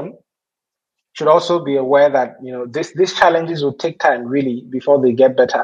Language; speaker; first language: English; non-native, local second language; Igbo